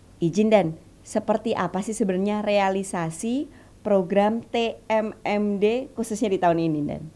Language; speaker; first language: Indonesian; native; Indonesian